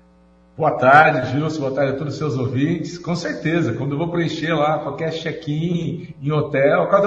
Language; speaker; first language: Portuguese; native; Portuguese